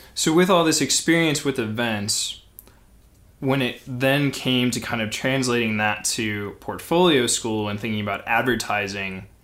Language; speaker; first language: English; native; English